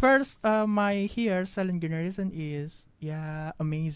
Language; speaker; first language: English; non-native, learner; Indonesian